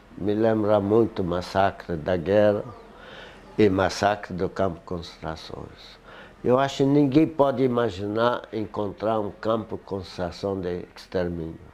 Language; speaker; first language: Portuguese; non-native, fluent; Polish